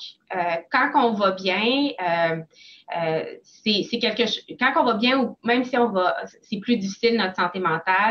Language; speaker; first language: French; native; French